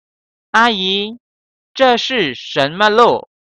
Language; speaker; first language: Chinese; non-native, fluent; Indonesian